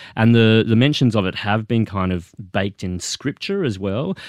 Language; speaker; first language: English; native; English